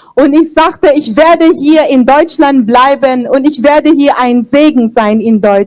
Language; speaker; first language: German; non-native, fluent; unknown